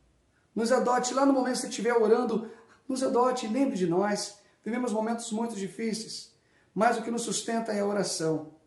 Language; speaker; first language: Portuguese; native; Portuguese